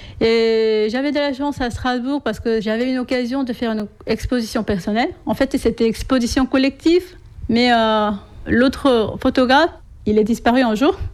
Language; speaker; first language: French; non-native, fluent; Korean